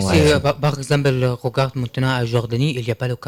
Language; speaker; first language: French; non-native, learner; Arabic